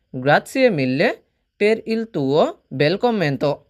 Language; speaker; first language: Italian; non-native, fluent; Bangla